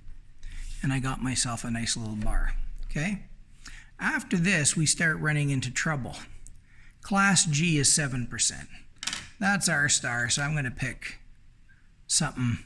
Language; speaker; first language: English; native; English